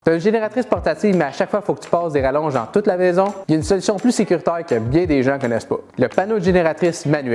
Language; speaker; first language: French; native; French